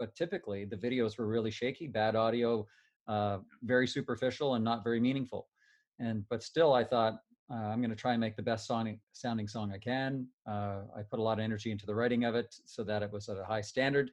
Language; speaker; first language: English; native; English